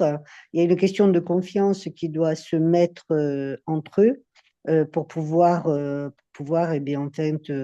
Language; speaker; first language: French; native; French